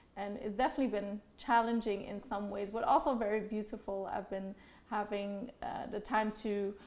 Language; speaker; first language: English; non-native, fluent; Dutch